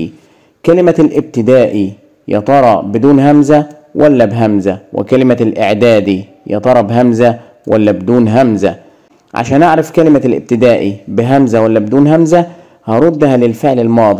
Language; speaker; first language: Arabic; native; Arabic